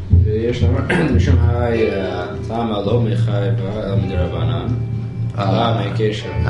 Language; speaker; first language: Hebrew; non-native, learner; English